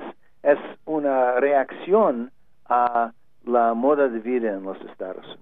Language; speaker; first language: Spanish; non-native, learner; English